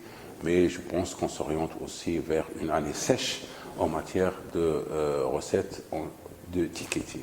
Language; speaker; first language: French; non-native, local second language; Arabic